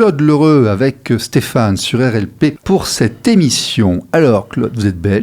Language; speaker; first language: French; native; French